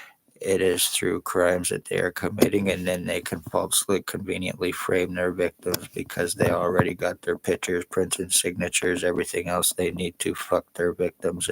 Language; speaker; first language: English; native; English